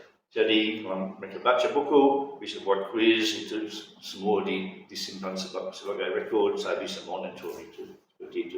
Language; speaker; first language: Indonesian; non-native, fluent; English